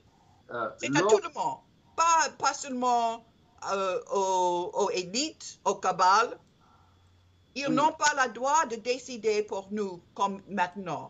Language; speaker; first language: French; non-native, learner; English